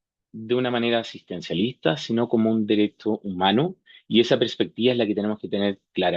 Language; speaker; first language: Spanish; native; Spanish